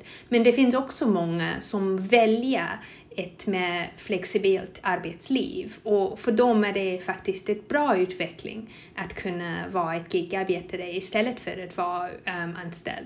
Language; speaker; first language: Swedish; non-native, fluent; English